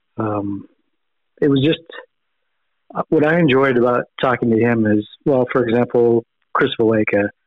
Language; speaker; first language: English; native; English